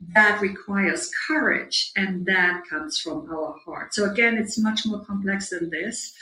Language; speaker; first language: English; non-native, fluent; German